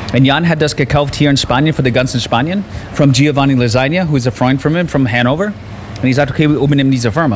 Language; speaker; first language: German; non-native, learner; English